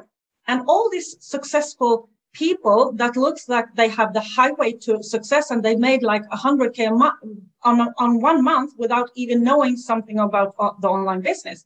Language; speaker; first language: English; non-native, fluent; Swedish